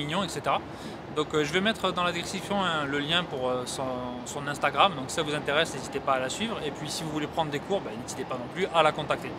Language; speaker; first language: French; native; French